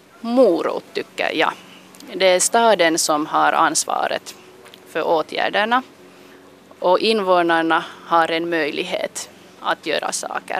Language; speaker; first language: Swedish; non-native, local second language; Finnish